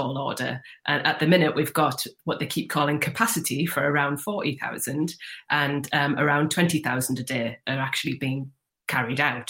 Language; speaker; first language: English; native; English